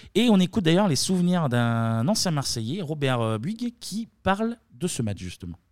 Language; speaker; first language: French; native; French